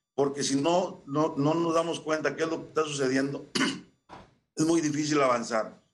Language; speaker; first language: Spanish; native; Spanish